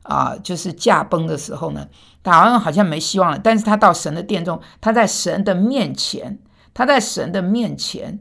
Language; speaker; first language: Chinese; non-native, fluent; Korean